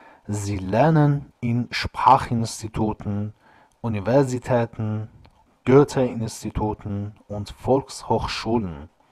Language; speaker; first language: German; non-native, fluent; Persian